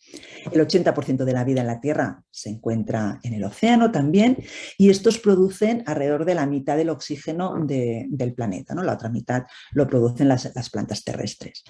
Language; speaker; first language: Spanish; native; Spanish